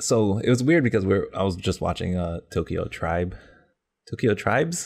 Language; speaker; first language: English; native; English